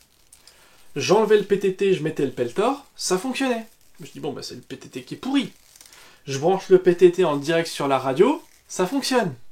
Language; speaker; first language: French; native; French